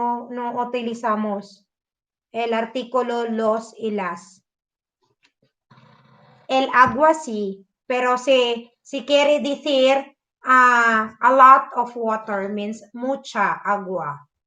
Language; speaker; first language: Spanish; non-native, fluent; Filipino